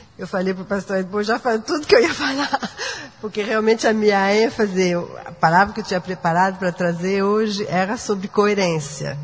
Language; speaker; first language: Portuguese; non-native, fluent; French